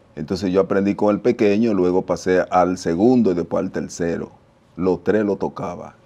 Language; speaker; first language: Spanish; native; Spanish